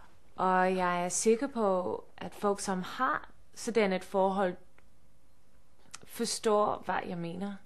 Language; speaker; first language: Danish; non-native, learner; English